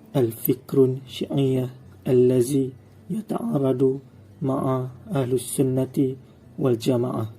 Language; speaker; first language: Arabic; non-native, learner; Malay